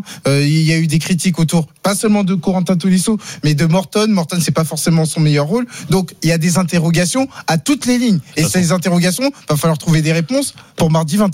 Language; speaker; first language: French; native; French